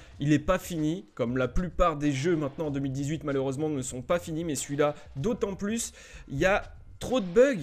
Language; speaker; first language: French; native; French